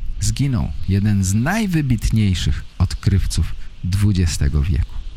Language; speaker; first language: Polish; native; Polish